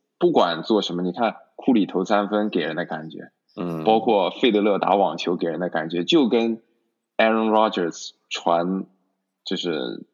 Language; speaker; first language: Chinese; native; Chinese